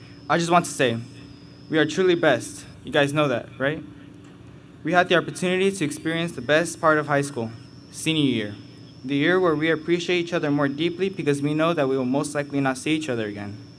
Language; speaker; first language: English; early bilingual, other home language; Spanish